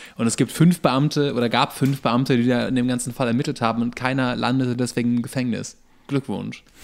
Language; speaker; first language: German; native; German